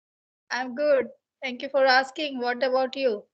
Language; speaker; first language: English; non-native, learner; Hindi